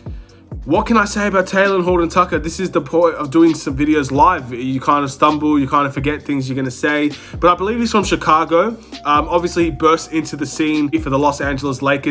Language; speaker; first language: English; native; English